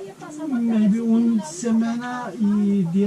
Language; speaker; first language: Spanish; non-native, learner; Turkish